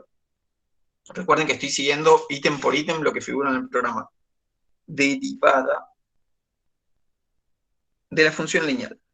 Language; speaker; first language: Spanish; native; Spanish